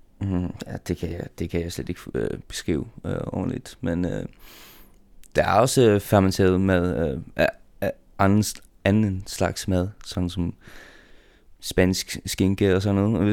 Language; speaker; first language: Danish; non-native, local second language; Faroese